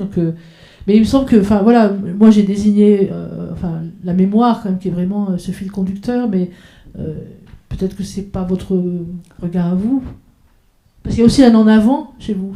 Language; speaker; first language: French; native; French